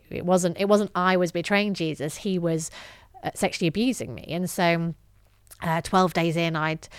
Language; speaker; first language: English; native; English